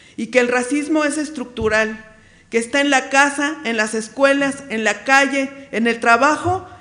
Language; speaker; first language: Spanish; native; Spanish